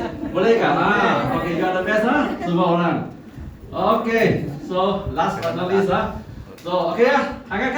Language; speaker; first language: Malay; non-native, local second language; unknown